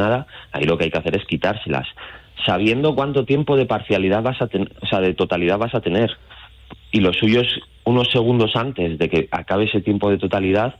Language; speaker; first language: Spanish; native; Spanish